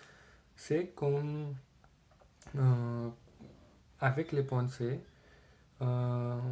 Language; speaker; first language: French; non-native, learner; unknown